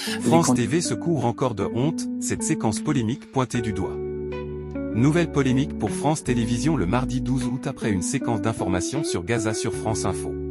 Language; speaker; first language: French; native; French